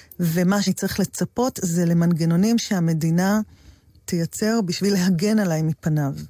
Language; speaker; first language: Hebrew; native; Hebrew